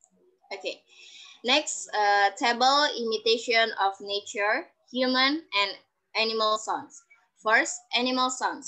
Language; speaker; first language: English; non-native, learner; Indonesian